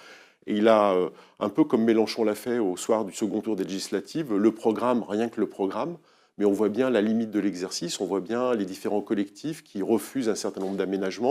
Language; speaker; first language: French; native; French